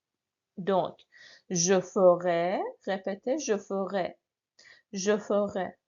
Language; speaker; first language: French; non-native, fluent; Persian